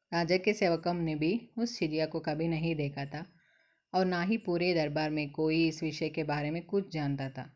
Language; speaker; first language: Hindi; non-native, local second language; Telugu